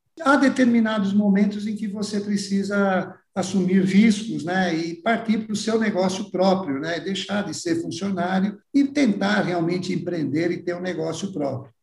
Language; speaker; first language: Portuguese; early bilingual, other home language; Italian